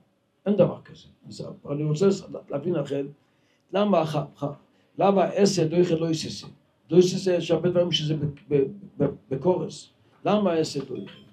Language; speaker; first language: Hebrew; non-native, local second language; Yiddish